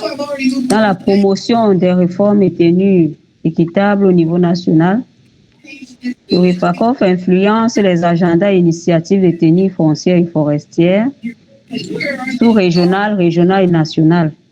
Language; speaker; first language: French; native; French